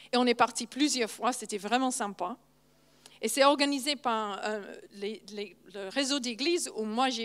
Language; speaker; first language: French; non-native, fluent; English